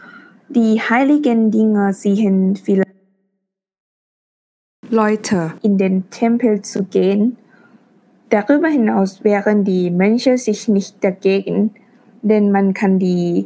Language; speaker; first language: German; non-native, fluent; Thai